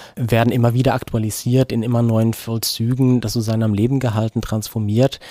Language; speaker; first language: German; non-native, fluent; Norwegian